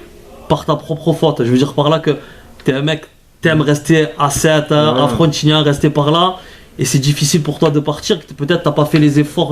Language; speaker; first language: French; native; French